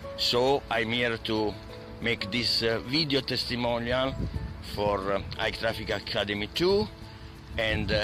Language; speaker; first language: English; non-native, learner; Italian